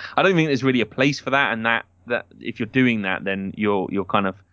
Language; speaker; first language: English; native; English